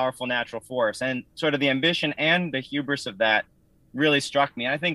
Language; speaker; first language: English; native; English